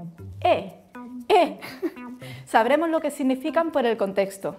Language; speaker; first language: Spanish; native; Spanish